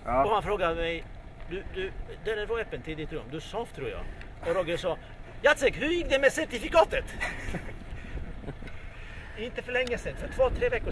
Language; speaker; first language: Swedish; non-native, fluent; Polish